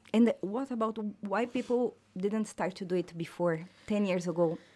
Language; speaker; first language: English; non-native, fluent; Portuguese